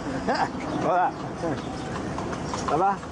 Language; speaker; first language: French; native; French